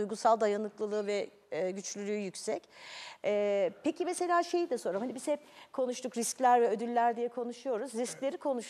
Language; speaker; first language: Turkish; native; Turkish